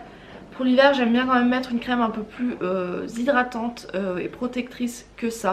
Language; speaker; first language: French; native; French